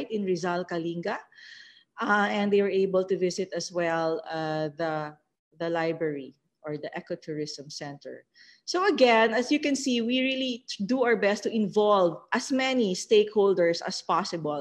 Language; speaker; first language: English; non-native, local second language; Filipino